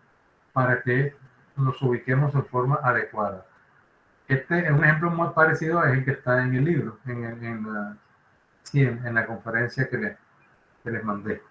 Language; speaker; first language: Spanish; native; Spanish